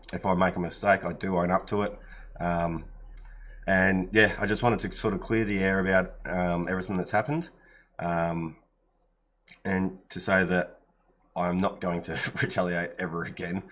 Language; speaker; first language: English; native; English